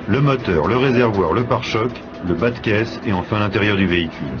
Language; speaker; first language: French; native; French